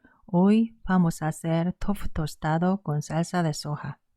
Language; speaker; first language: Spanish; non-native, learner; Korean